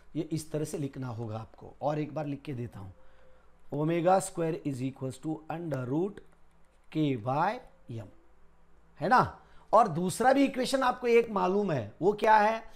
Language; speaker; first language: Hindi; non-native, local second language; Marathi